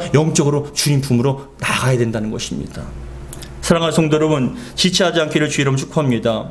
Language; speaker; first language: Korean; native; Korean